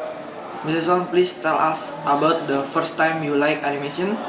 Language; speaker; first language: English; non-native, learner; Indonesian